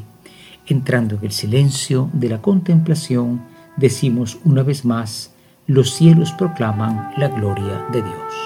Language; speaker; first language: Spanish; native; Spanish